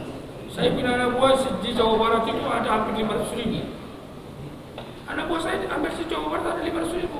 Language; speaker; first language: Indonesian; non-native, local second language; Tetum